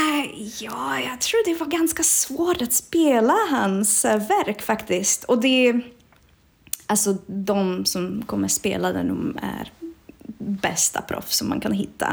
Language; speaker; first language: Swedish; non-native, fluent; Czech